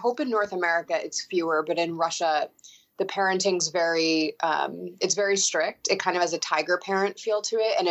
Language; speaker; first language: English; native; English